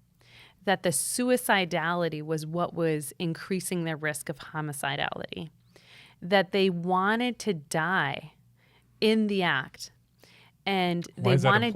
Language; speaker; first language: English; native; English